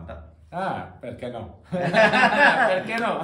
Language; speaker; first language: Italian; non-native, learner; Spanish